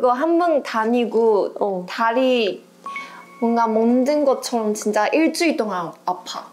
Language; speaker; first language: Korean; non-native, fluent; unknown